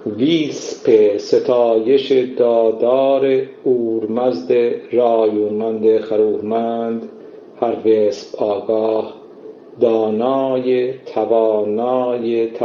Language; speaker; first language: Persian; native; Persian